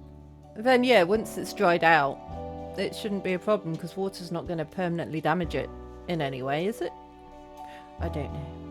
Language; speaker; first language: English; native; English